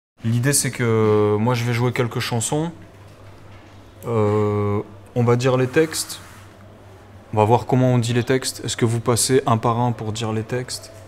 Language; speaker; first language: French; native; French